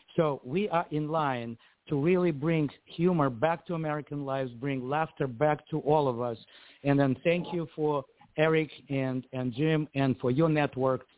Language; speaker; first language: English; non-native, fluent; Ukrainian